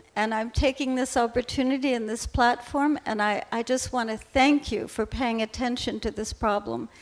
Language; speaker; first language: English; native; English